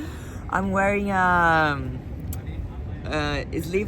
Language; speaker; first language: English; non-native, fluent; Portuguese